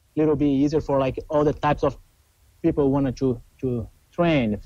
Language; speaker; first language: English; non-native, learner; Portuguese